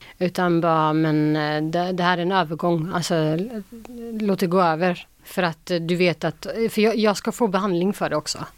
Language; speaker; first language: Swedish; early bilingual, other home language; Albanian